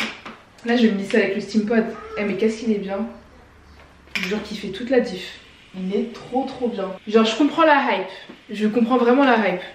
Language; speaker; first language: French; native; French